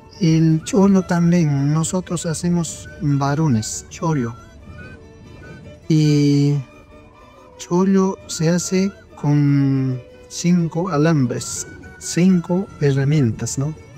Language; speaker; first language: Spanish; non-native, local second language; Quechua